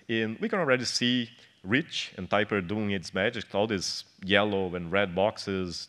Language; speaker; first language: English; non-native, fluent; Portuguese